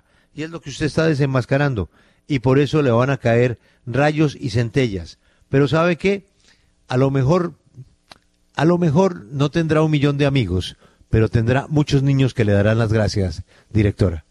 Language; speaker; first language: Spanish; native; Spanish